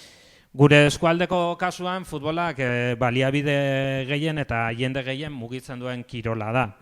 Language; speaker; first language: Basque; native; Basque